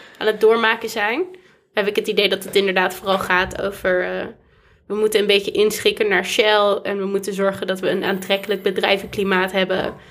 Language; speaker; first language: Dutch; native; Dutch